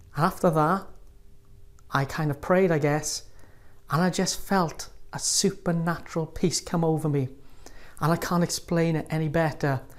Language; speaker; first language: English; native; English